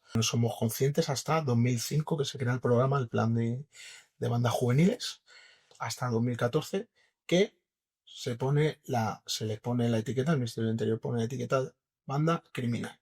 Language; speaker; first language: Spanish; native; Spanish